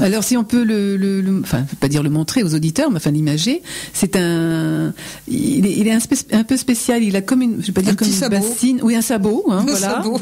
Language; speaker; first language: French; native; French